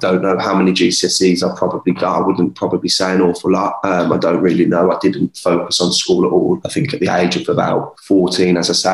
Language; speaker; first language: English; native; English